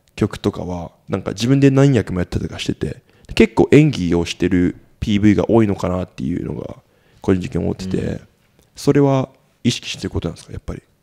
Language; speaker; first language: Japanese; native; Japanese